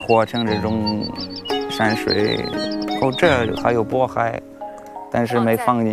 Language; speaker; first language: Chinese; non-native, learner; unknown